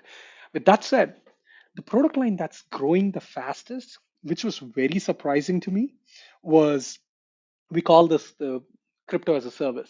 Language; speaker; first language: English; non-native, local second language; Telugu